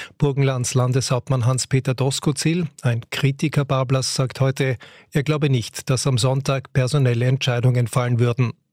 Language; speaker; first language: German; native; German